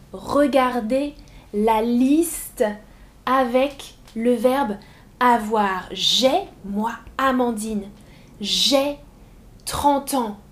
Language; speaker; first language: French; native; French